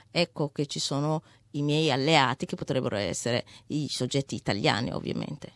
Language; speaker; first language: Italian; non-native, fluent; Somali